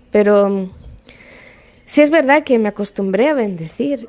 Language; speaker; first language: Spanish; native; Spanish